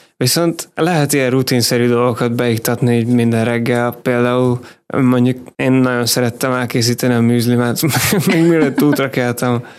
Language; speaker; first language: Hungarian; native; Hungarian